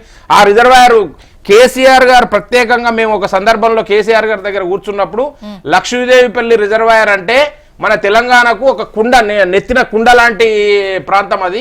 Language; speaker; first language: Telugu; native; Telugu